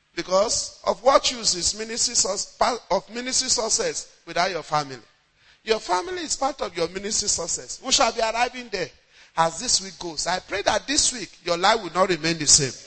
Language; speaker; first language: English; non-native, local second language; Yoruba